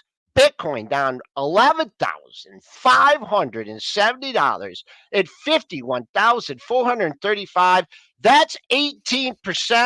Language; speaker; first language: English; native; English